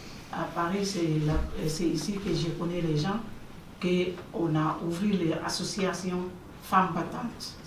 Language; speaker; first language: French; non-native, learner; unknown